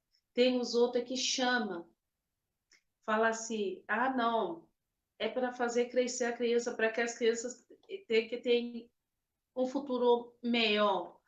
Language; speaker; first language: Portuguese; non-native, fluent; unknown